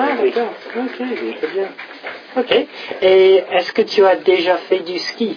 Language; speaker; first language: French; non-native, fluent; English